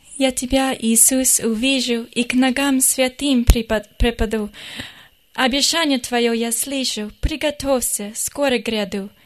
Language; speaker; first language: Russian; non-native, fluent; English